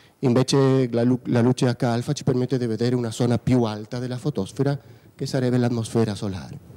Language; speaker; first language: Italian; non-native, fluent; Spanish